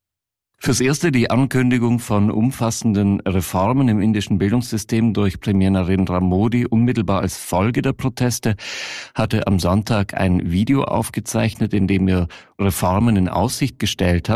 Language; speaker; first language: German; native; German